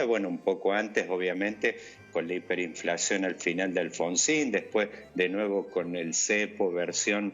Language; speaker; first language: Spanish; native; Spanish